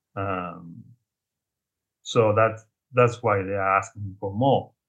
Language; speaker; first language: English; non-native, learner; Spanish